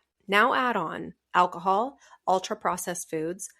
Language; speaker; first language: English; native; English